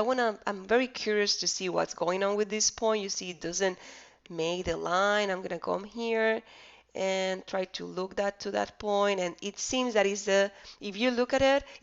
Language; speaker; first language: English; non-native, fluent; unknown